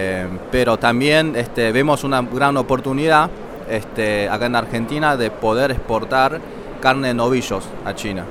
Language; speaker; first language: Spanish; non-native, fluent; Chinese